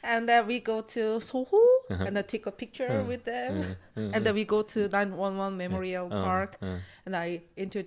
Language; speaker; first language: English; non-native, learner; Korean